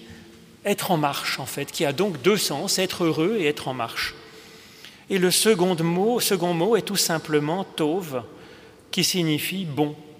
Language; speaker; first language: French; native; French